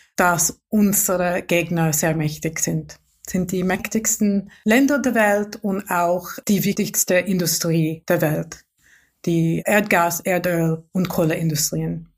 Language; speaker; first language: German; non-native, fluent; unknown